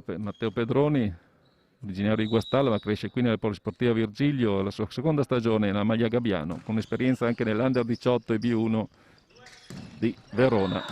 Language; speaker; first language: Italian; native; Italian